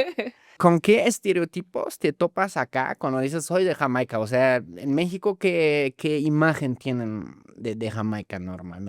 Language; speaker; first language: Spanish; non-native, fluent; German